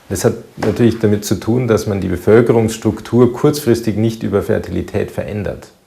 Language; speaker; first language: German; native; German